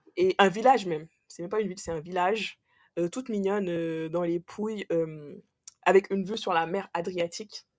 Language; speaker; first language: French; non-native, local second language; Wolof